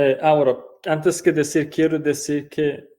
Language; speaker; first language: Spanish; non-native, fluent; Persian